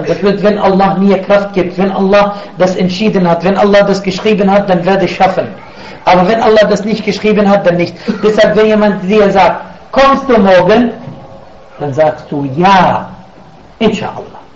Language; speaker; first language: German; non-native, fluent; Arabic